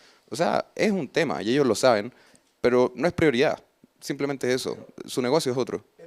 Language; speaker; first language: Spanish; native; Spanish